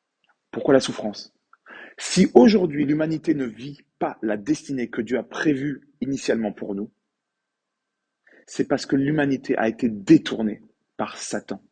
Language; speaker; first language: French; native; French